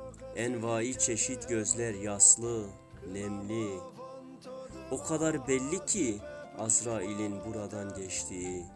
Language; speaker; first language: Turkish; native; Turkish